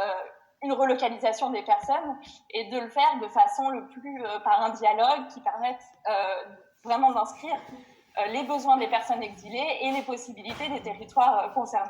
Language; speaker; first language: French; native; French